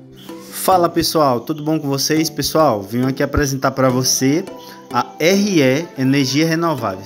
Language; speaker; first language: Portuguese; native; Portuguese